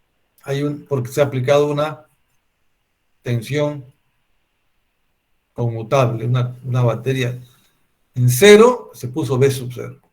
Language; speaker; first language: Spanish; native; Spanish